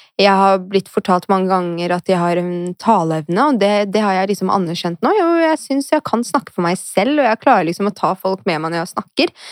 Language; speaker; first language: Norwegian; early bilingual, other home language; Arabic